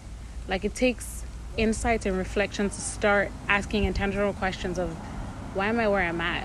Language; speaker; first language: English; non-native, local second language; Yoruba